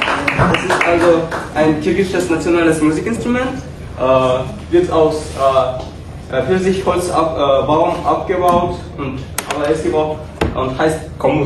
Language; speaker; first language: German; non-native, learner; Kyrgyz